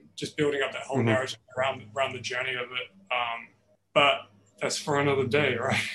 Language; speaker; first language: English; native; English